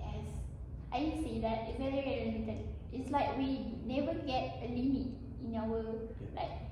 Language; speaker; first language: English; non-native, learner; Malay